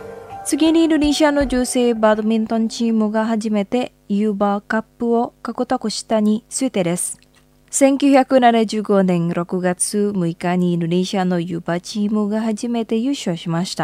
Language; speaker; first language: Japanese; non-native, fluent; Indonesian